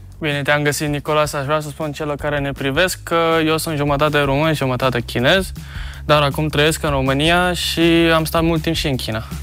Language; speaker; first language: Romanian; early bilingual, other home language; Chinese